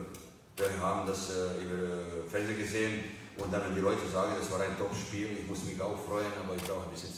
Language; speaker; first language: German; non-native, fluent; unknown